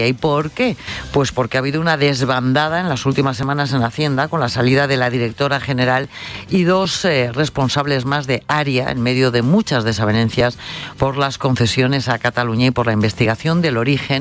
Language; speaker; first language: Spanish; native; Spanish